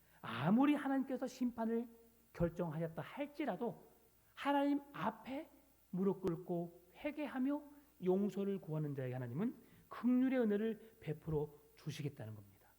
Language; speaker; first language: Korean; native; Korean